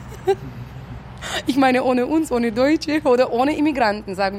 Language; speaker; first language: German; early bilingual, heritage; German